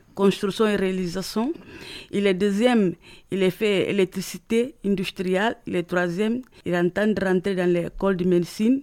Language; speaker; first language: French; non-native, learner; Upper Guinea Crioulo